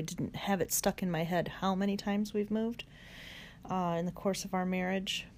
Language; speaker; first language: English; native; English